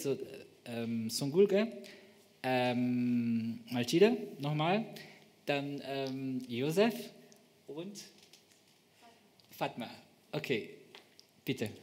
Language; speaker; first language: German; non-native, fluent; Portuguese